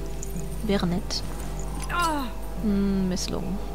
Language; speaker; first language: German; native; German